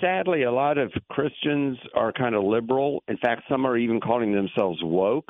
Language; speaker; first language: English; native; English